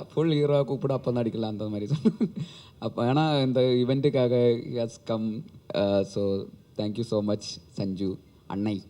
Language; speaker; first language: Tamil; non-native, learner; Malayalam